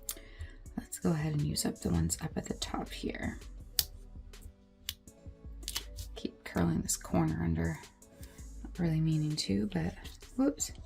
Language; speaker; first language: English; native; English